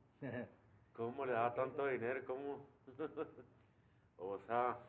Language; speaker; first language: Spanish; native; Spanish